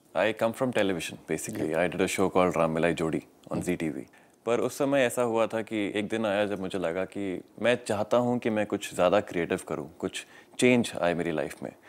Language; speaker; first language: Hindi; native; Hindi